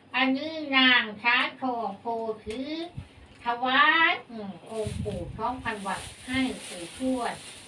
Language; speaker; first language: Thai; native; Thai